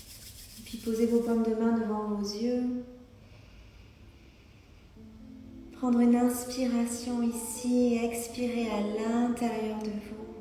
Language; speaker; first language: French; native; French